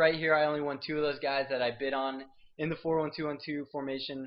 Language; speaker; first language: English; native; English